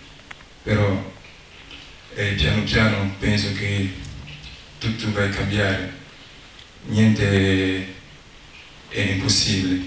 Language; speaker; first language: Italian; non-native, learner; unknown